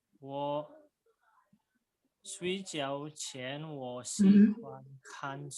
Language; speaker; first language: Chinese; non-native, learner; Indonesian